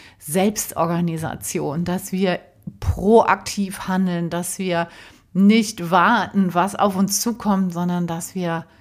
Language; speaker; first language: German; native; German